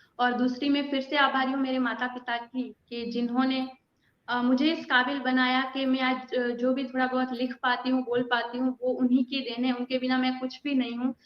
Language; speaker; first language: Hindi; non-native, local second language; Gujarati